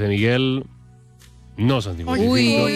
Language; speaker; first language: Spanish; native; Spanish